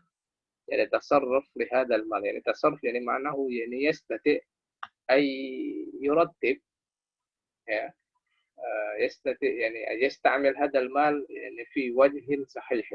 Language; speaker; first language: Arabic; non-native, fluent; Indonesian